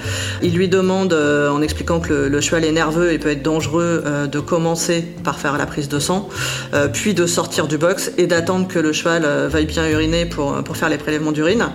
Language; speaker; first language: French; native; French